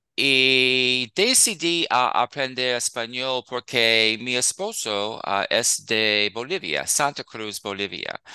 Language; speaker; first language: Spanish; non-native, fluent; English